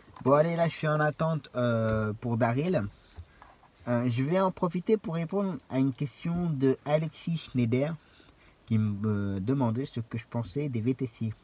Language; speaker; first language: French; native; French